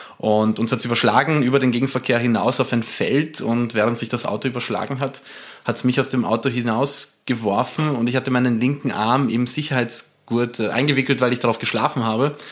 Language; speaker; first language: German; early bilingual, other home language; Romanian